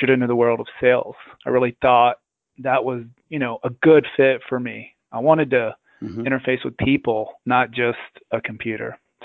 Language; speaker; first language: English; native; English